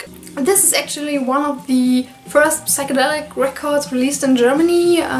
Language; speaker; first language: English; non-native, fluent; German